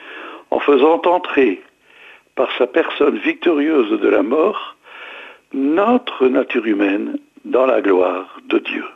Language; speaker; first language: French; native; French